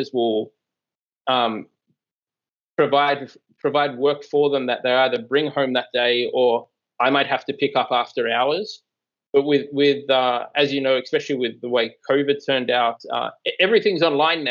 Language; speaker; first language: English; native; English